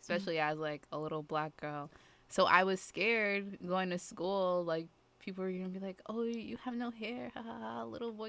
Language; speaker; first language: English; native; English